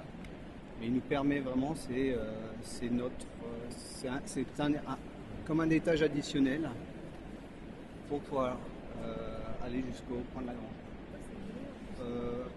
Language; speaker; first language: French; native; French